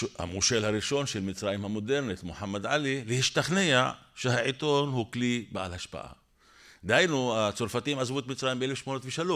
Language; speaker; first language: Hebrew; non-native, local second language; Arabic